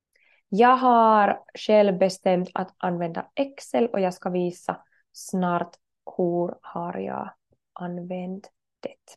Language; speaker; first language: Swedish; non-native, learner; Finnish